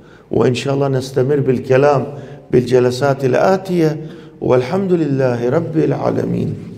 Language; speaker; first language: Arabic; non-native, fluent; Persian